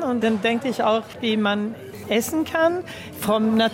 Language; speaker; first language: German; early bilingual, heritage; German